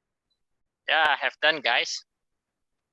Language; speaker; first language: English; non-native, learner; Indonesian